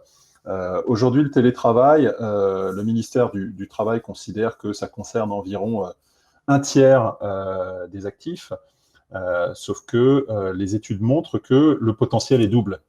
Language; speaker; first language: French; native; French